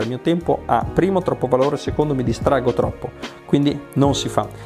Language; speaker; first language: Italian; native; Italian